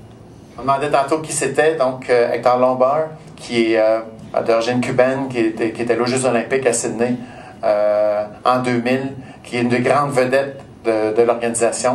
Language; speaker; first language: French; native; French